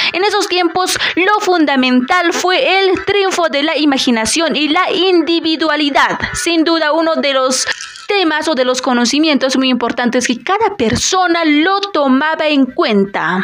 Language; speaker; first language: Spanish; native; Spanish